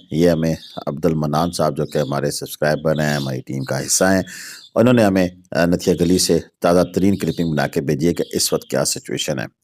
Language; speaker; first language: Urdu; non-native, local second language; Pahari-Potwari